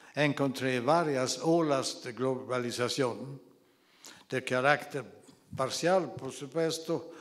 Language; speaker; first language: Spanish; non-native, fluent; Swedish